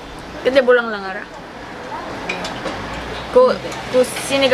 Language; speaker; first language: Korean; non-native, learner; Filipino